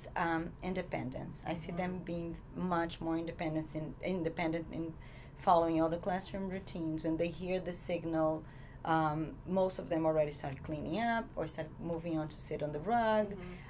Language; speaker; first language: English; non-native, fluent; Portuguese